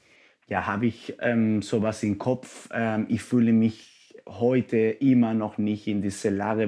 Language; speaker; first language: German; non-native, fluent; Spanish